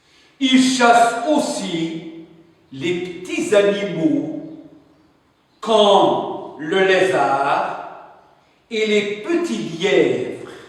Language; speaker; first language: French; non-native, local second language; Arabic